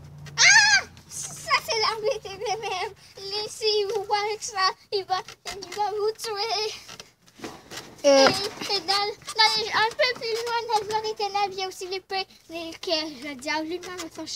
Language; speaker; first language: French; native; French